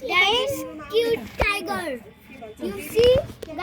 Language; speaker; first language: English; non-native, learner; Nepali